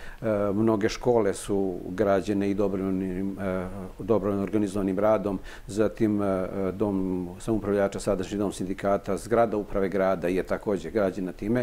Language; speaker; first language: Serbian; native; Serbian